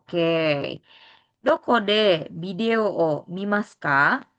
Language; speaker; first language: Japanese; non-native, fluent; Indonesian